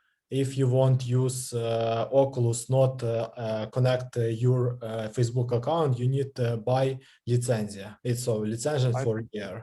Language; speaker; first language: English; non-native, learner; Russian